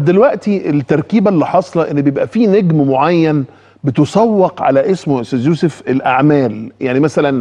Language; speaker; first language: Arabic; native; Arabic